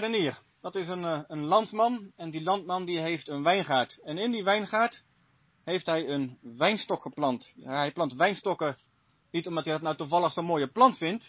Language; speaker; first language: Dutch; native; Dutch